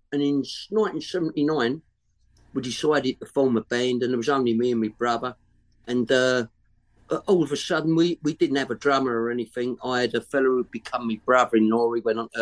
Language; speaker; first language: English; native; English